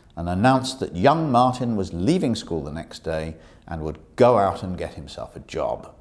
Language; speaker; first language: English; native; English